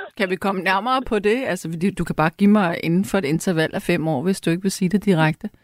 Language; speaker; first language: Danish; native; Danish